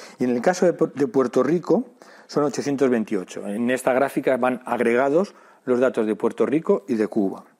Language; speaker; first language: Spanish; native; Spanish